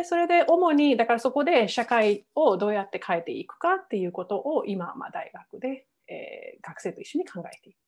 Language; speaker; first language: Japanese; non-native, fluent; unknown